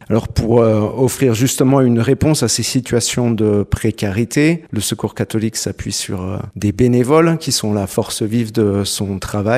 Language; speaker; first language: French; native; French